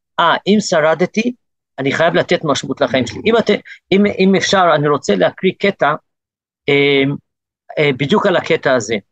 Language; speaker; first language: Hebrew; early bilingual, other home language; English